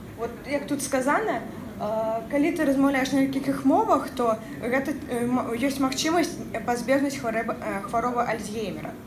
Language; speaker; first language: Belarusian; non-native, local second language; Russian